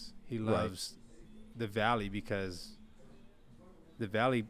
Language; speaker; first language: English; native; English